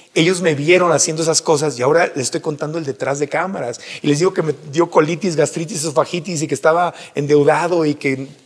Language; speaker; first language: Spanish; native; Spanish